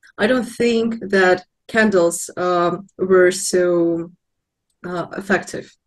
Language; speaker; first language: English; non-native, fluent; Russian